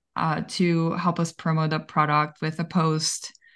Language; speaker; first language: English; early bilingual, other home language; Bulgarian